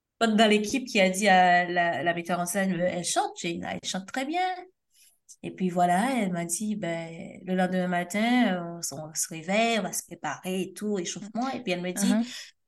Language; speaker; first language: French; non-native, local second language; Haitian Creole